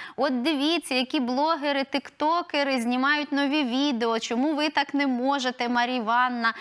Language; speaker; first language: Ukrainian; native; Ukrainian